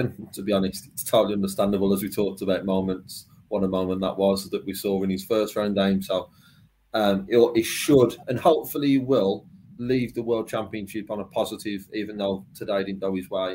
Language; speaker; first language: English; native; English